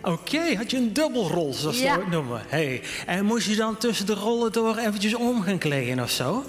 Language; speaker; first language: Dutch; native; Dutch